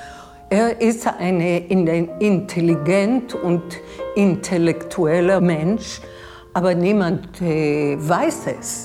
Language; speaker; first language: German; non-native, fluent; Hebrew